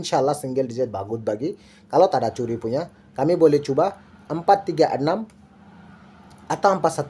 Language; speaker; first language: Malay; non-native, learner; Bangla